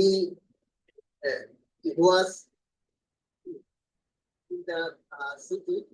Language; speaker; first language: English; non-native, learner; Bangla